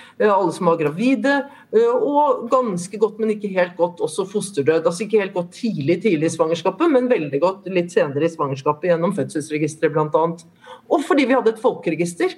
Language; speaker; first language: Norwegian; native; Norwegian